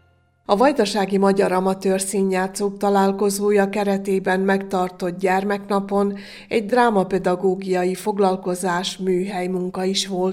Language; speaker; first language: Hungarian; native; Hungarian